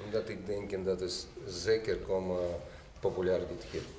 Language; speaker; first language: Dutch; non-native, learner; Russian